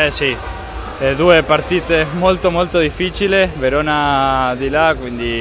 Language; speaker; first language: Italian; non-native, learner; Spanish